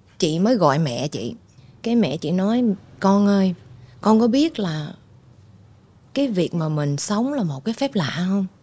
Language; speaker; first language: Vietnamese; early bilingual, heritage; Vietnamese